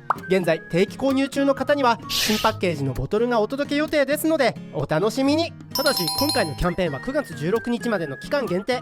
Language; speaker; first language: Japanese; native; Japanese